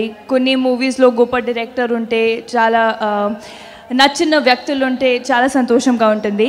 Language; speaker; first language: Telugu; non-native, fluent; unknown